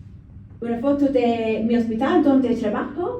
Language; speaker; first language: Spanish; non-native, learner; English